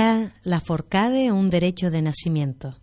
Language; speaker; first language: Spanish; native; Spanish